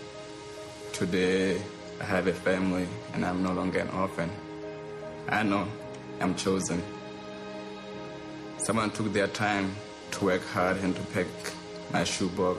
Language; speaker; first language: English; non-native, local second language; Southern Sotho